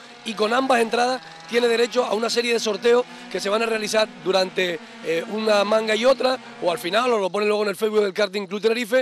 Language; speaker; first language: Spanish; native; Spanish